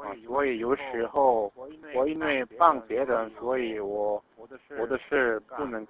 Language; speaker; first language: Chinese; non-native, fluent; Korean